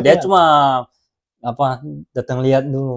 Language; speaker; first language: Indonesian; early bilingual, heritage; Japanese